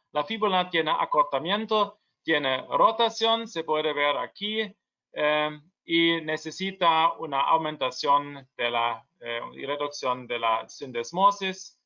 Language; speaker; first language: Spanish; non-native, learner; German